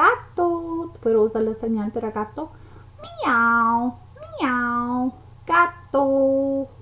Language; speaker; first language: Spanish; non-native, learner; English